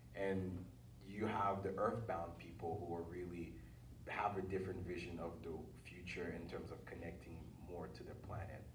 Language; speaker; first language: English; early bilingual, other home language; Haitian Creole